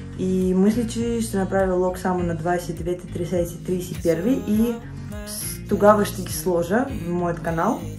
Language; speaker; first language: Bulgarian; non-native, fluent; Russian